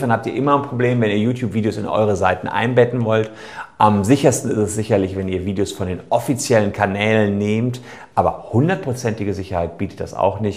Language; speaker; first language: German; native; German